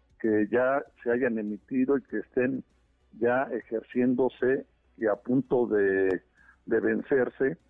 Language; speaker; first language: Spanish; native; Spanish